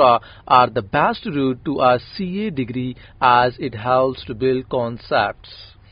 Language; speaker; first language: English; non-native, local second language; Urdu